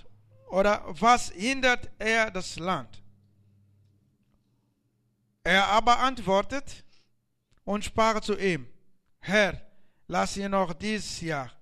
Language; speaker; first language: German; non-native, learner; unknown